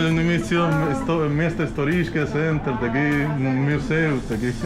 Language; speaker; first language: Russian; non-native, learner; Spanish